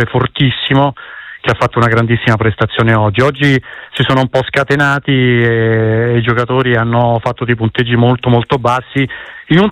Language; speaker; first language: Italian; native; Italian